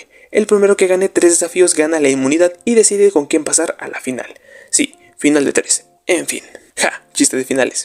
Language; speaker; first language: Spanish; native; Spanish